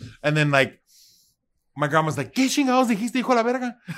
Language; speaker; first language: Spanish; early bilingual, heritage; Spanish